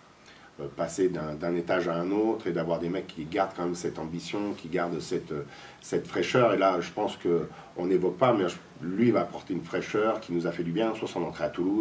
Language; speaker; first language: French; native; French